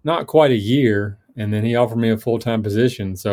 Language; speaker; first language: English; native; English